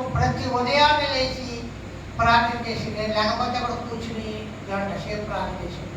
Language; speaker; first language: Telugu; non-native, local second language; Tamil